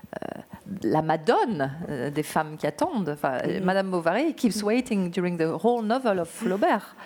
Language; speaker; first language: English; non-native, fluent; French